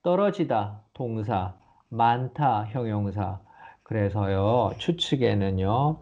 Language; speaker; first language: Korean; native; Korean